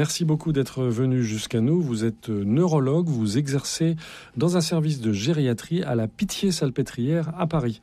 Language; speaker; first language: French; native; French